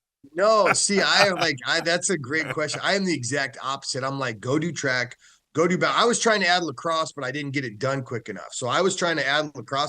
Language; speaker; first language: English; native; English